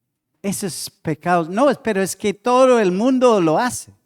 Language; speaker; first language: Spanish; non-native, fluent; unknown